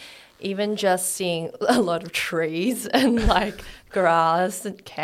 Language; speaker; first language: English; non-native, local second language; Cantonese